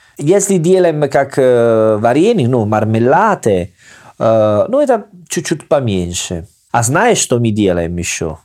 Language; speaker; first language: Russian; non-native, fluent; Italian